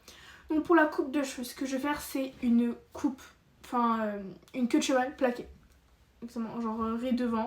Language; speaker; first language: French; native; French